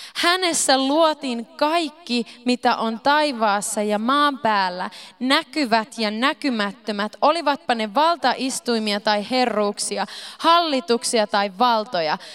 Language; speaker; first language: Finnish; early bilingual, heritage; Finnish